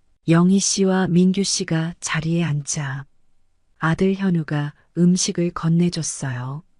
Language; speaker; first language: Korean; native; Korean